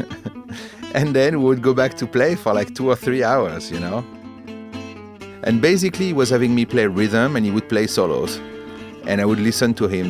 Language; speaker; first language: English; non-native, fluent; French